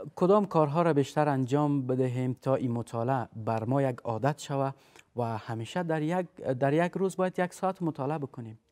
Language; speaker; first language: Persian; native; Persian